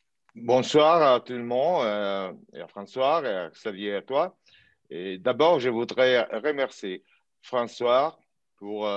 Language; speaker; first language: French; non-native, fluent; Italian